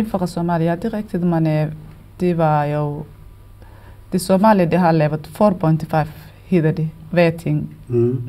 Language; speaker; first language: Danish; non-native, learner; Somali